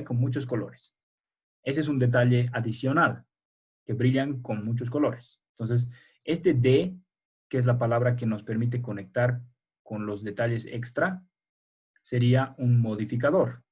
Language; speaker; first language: Spanish; native; Spanish